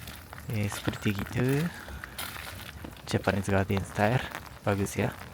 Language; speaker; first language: Indonesian; non-native, learner; Japanese